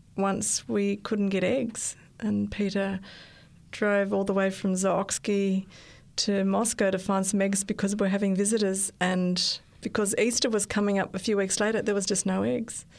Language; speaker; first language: English; native; English